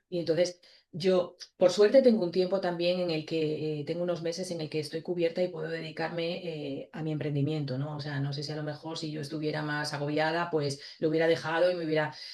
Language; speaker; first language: Spanish; native; Spanish